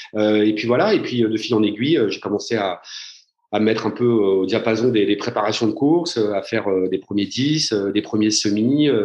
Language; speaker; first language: French; native; French